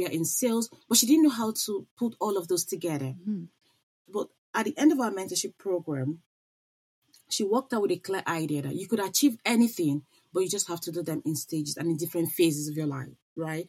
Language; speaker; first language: English; non-native, local second language; Igbo